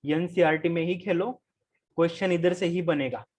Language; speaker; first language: Hindi; non-native, local second language; Marathi